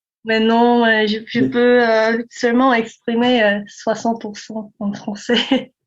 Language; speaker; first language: French; non-native, learner; Korean